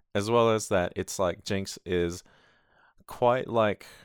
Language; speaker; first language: English; native; English